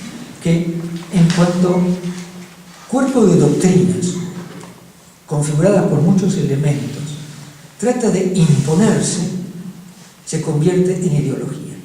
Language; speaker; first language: Spanish; native; Spanish